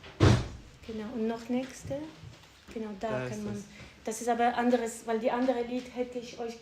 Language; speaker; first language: German; non-native, fluent; Ukrainian